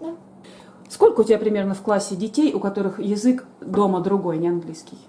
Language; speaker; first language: Russian; native; Russian